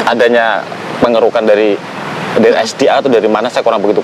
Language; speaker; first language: Indonesian; native; Indonesian